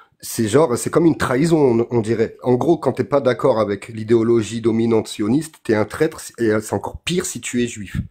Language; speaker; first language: French; native; French